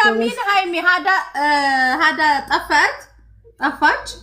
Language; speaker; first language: Arabic; non-native, learner; Amharic